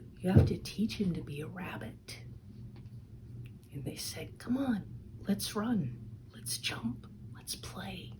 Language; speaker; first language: English; native; English